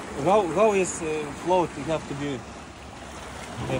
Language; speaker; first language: English; non-native, learner; Lithuanian